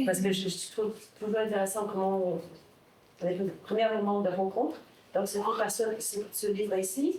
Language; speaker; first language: French; non-native, fluent; English